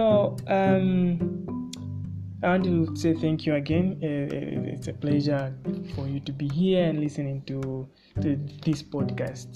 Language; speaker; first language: English; non-native, local second language; Bemba